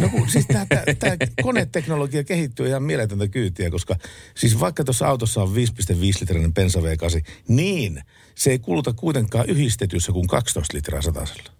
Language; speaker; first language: Finnish; native; Finnish